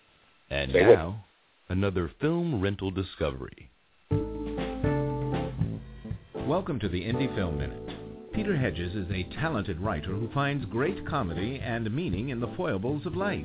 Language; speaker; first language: English; native; English